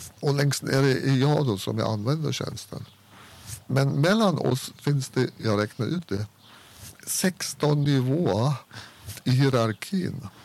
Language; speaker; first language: Swedish; non-native, fluent; German